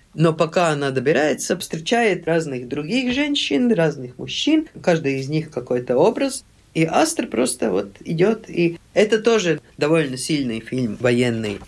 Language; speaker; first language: Russian; non-native, local second language; Latvian